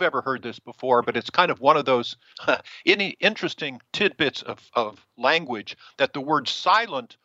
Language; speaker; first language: English; native; English